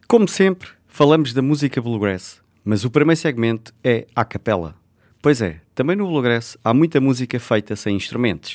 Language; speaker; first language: Portuguese; native; Portuguese